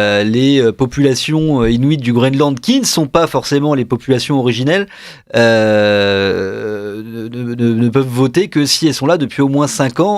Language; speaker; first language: French; native; French